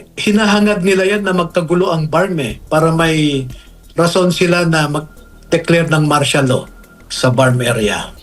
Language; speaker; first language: Filipino; native; Filipino